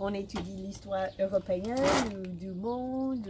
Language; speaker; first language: French; non-native, fluent; English